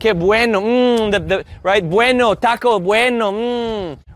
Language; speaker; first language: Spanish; non-native, fluent; English